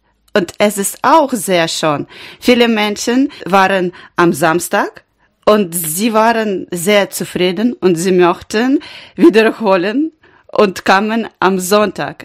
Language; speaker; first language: German; non-native, learner; Ukrainian